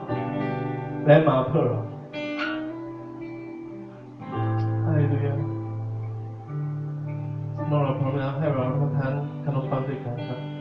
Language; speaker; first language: Thai; non-native, fluent; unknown